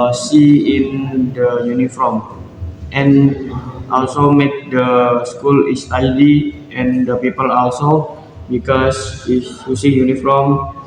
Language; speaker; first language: English; non-native, learner; Indonesian